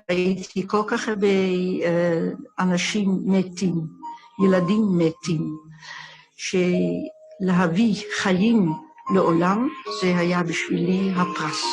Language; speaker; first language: Hebrew; non-native, fluent; Dutch